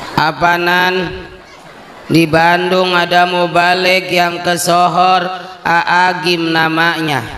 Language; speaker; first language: Indonesian; native; Indonesian